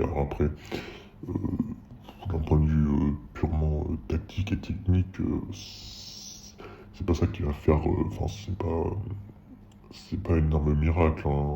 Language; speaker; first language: French; native; French